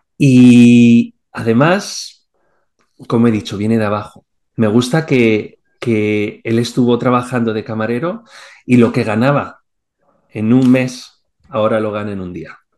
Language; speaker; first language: Spanish; native; Spanish